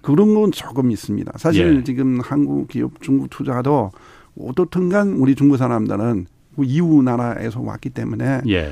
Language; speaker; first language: Korean; non-native, fluent; Chinese